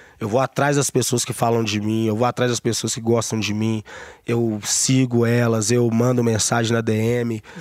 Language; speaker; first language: Portuguese; native; Portuguese